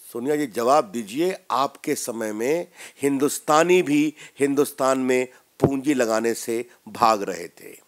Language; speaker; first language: Hindi; native; Hindi